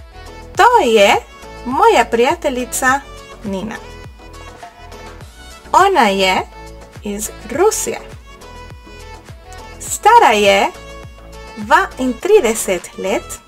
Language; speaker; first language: Slovenian; non-native, learner; Spanish